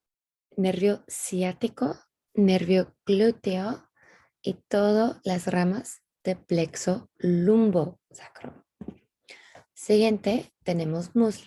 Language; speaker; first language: Spanish; non-native, fluent; English